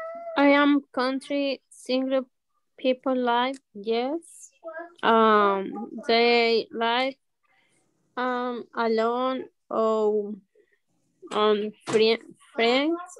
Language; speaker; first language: English; non-native, learner; Spanish